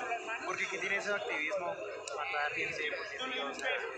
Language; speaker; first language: Spanish; native; Spanish